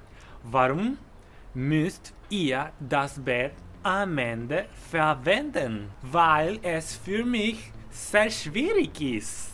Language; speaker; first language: German; non-native, fluent; Spanish